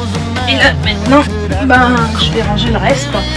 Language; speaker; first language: French; native; French